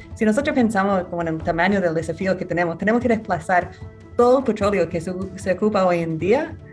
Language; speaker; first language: Spanish; non-native, fluent; English